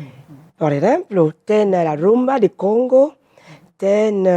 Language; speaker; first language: Portuguese; non-native, learner; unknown